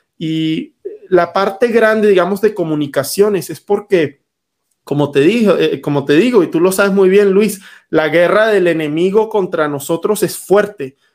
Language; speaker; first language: Spanish; native; Spanish